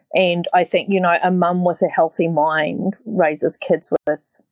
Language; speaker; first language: English; native; English